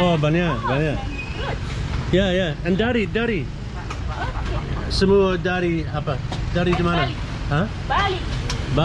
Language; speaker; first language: Indonesian; non-native, learner; English